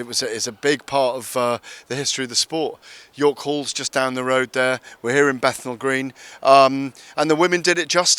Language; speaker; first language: English; native; English